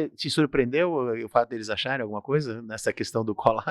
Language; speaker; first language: Portuguese; native; Portuguese